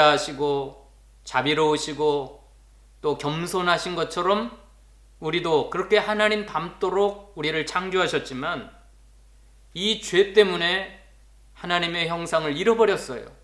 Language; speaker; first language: Korean; native; Korean